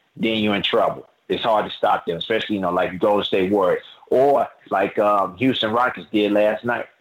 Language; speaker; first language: English; native; English